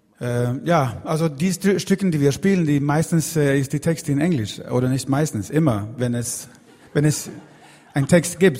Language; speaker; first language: German; non-native, fluent; Swedish